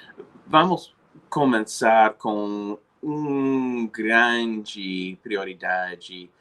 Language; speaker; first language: Portuguese; non-native, fluent; English